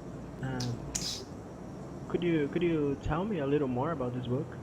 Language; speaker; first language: English; non-native, fluent; Portuguese